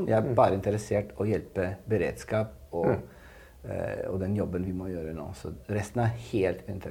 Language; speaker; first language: Norwegian; non-native, fluent; Italian